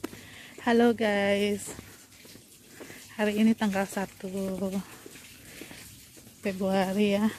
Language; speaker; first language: Indonesian; non-native, local second language; Sundanese